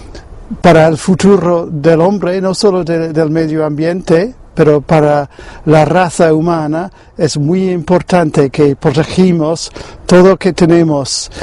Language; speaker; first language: Spanish; non-native, fluent; English